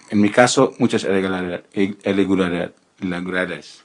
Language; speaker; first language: Spanish; non-native, learner; Filipino